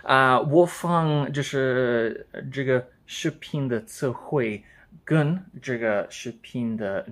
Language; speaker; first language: Chinese; non-native, learner; English